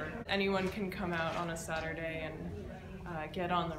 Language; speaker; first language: English; native; English